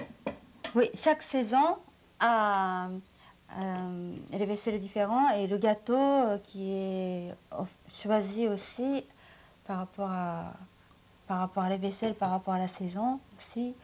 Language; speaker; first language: French; non-native, fluent; Japanese